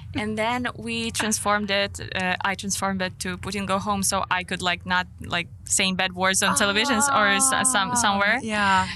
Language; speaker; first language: English; non-native, fluent; Ukrainian